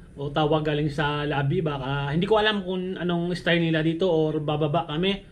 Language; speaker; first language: Filipino; non-native, local second language; Hiligaynon